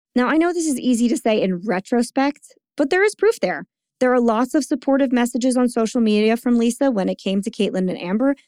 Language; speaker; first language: English; native; English